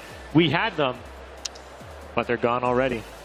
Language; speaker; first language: English; native; English